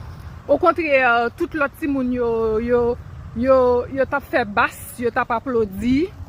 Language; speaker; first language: French; non-native, learner; Haitian Creole